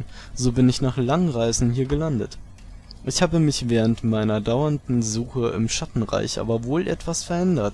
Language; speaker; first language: German; native; German